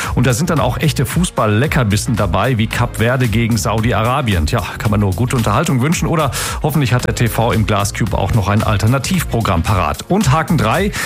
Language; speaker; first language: German; native; German